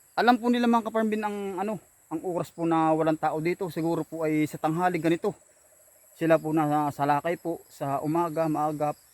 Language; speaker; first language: Filipino; native; Filipino